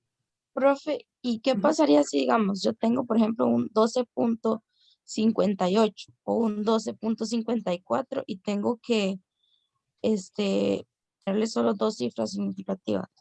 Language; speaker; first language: Spanish; native; Spanish